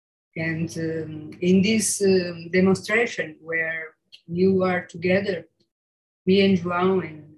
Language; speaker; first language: English; non-native, learner; Portuguese